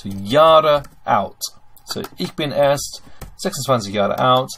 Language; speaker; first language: German; non-native, fluent; English